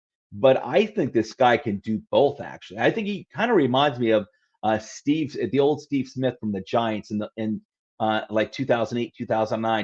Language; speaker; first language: English; native; English